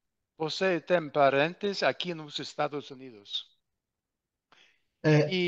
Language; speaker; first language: Portuguese; non-native, learner; English